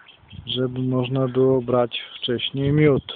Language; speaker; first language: Polish; native; Polish